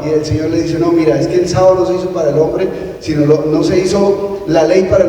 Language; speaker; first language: Spanish; native; Spanish